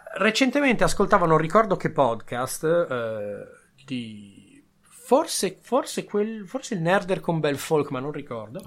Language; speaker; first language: Italian; native; Italian